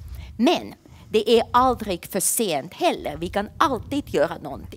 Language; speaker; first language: Swedish; non-native, fluent; Finnish